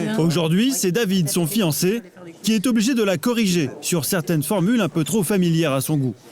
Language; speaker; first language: French; native; French